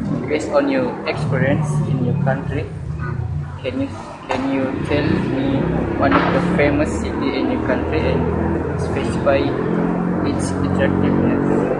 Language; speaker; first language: English; non-native, learner; Malay